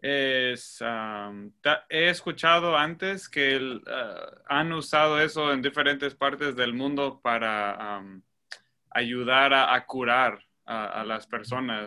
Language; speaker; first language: Spanish; non-native, fluent; English